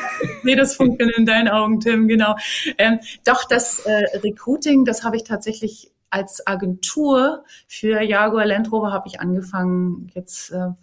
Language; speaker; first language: German; native; German